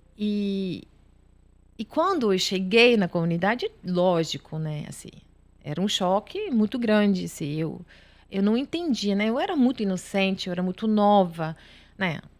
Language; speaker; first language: Portuguese; non-native, fluent; Italian